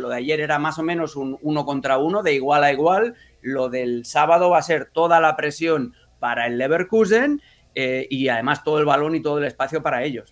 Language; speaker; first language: Spanish; native; Spanish